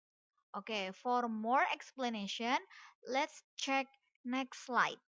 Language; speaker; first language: English; non-native, fluent; Indonesian